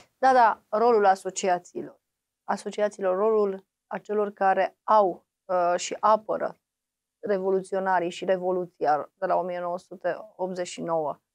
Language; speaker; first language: Romanian; native; Romanian